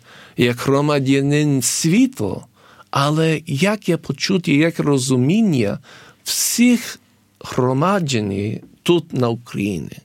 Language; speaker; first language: Ukrainian; early bilingual, heritage; English